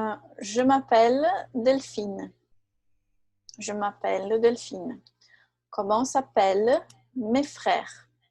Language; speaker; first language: French; non-native, fluent; Portuguese